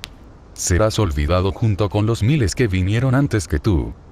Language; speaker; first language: Spanish; native; Spanish